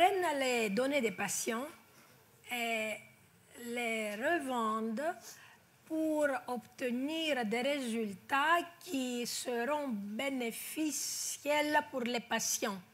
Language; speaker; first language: French; non-native, fluent; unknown